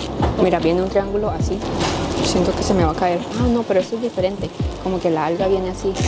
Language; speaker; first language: Spanish; native; Spanish